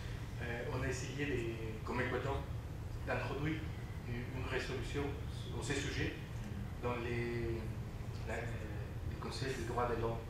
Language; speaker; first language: French; non-native, fluent; Spanish